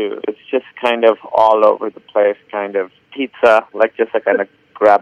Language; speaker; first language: English; non-native, local second language; Urdu